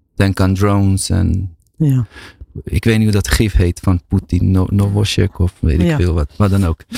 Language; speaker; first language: Dutch; native; Dutch